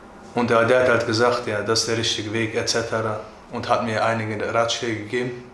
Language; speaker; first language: German; early bilingual, other home language; Turkish